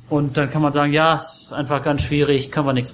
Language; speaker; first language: German; native; German